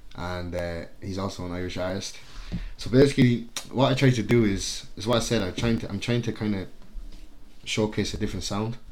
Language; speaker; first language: English; native; English